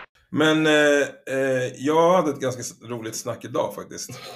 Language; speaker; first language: Swedish; native; Swedish